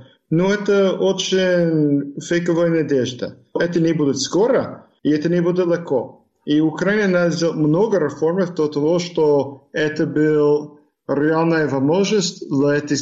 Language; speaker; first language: Russian; non-native, fluent; English